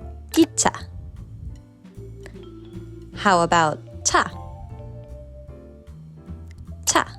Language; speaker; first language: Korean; non-native, fluent; English